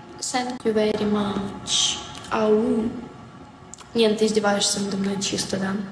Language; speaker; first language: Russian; native; Russian